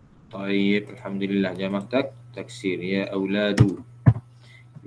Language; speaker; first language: Arabic; non-native, fluent; Malay